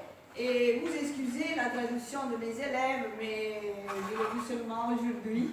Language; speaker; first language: French; non-native, fluent; Italian